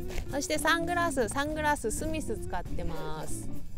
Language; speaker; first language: Japanese; native; Japanese